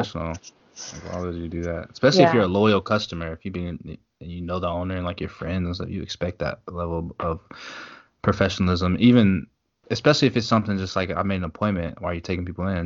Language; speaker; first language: English; native; English